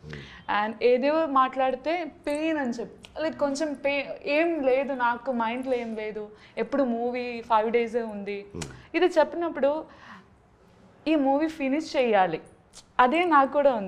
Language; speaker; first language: Telugu; non-native, learner; Malayalam